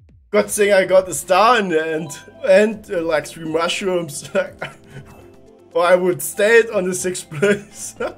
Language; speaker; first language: English; non-native, fluent; German